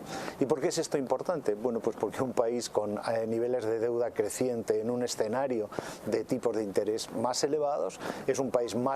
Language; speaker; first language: Spanish; native; Spanish